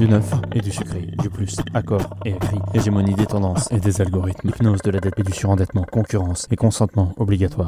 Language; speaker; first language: French; native; French